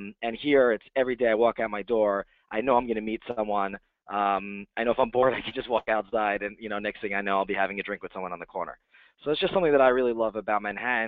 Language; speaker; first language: English; native; English